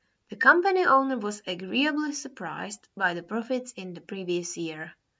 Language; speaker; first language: English; non-native, fluent; Czech